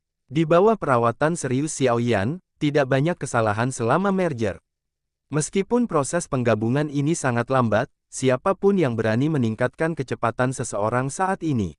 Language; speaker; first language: Indonesian; native; Indonesian